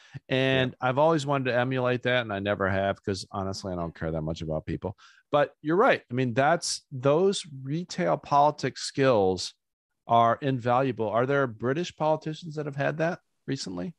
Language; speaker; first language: English; native; English